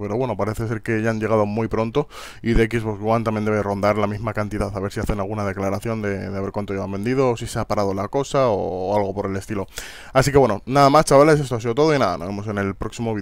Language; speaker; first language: Spanish; native; Spanish